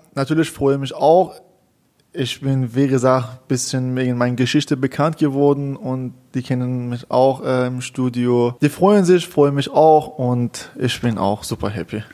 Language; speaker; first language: German; non-native, learner; Persian